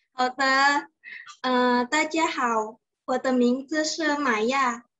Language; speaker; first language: Chinese; non-native, learner; Indonesian